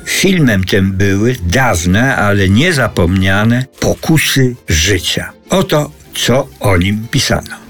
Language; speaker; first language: Polish; native; Polish